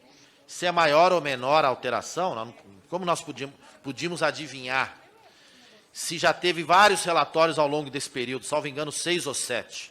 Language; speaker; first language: Portuguese; native; Portuguese